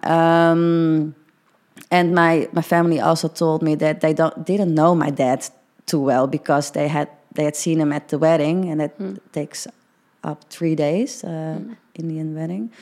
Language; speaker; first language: English; early bilingual, heritage; Dutch